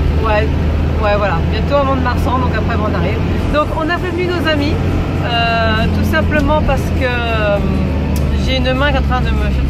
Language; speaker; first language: French; native; French